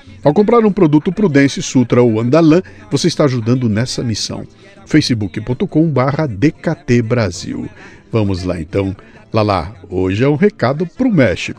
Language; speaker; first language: Portuguese; native; Portuguese